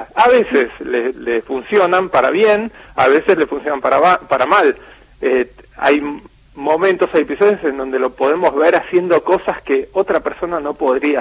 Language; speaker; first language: Spanish; native; Spanish